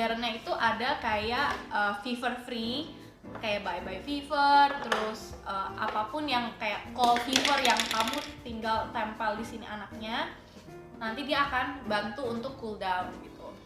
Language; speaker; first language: Indonesian; native; Indonesian